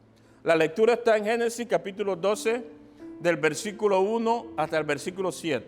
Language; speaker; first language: Spanish; native; Spanish